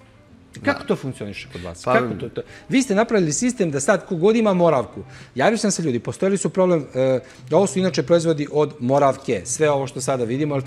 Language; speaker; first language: Serbian; native; Serbian